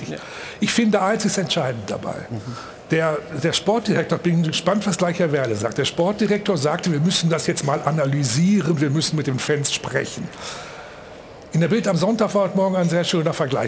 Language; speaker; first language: German; native; German